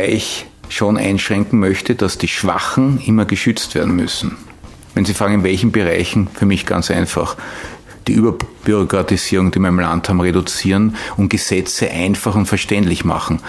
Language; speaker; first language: German; native; German